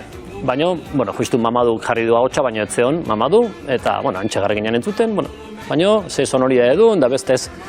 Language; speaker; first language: Basque; native; Basque